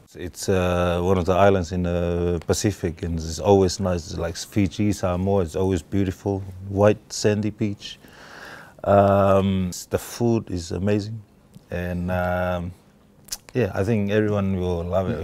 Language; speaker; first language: English; non-native, local second language; Tongan